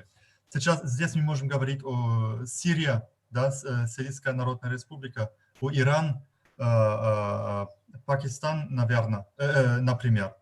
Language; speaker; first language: Russian; non-native, fluent; German